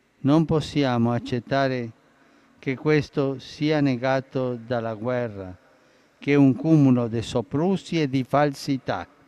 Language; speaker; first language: Italian; early bilingual, heritage; Spanish